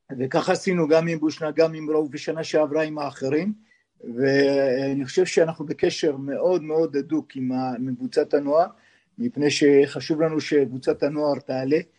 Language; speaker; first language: Hebrew; native; Hebrew